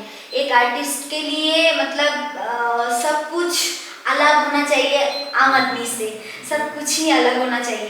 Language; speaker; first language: Hindi; non-native, local second language; Bangla